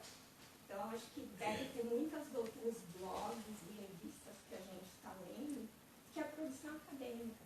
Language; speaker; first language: Portuguese; native; Portuguese